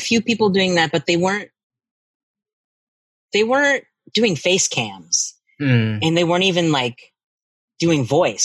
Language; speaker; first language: English; native; English